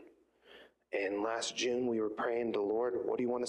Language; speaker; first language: English; native; English